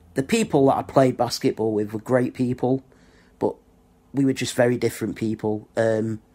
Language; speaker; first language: English; native; English